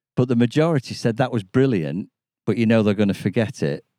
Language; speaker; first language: English; native; English